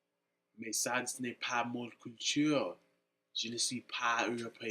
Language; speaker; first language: French; non-native, learner; English